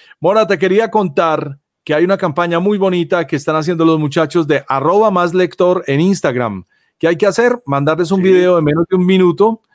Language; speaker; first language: Spanish; native; Spanish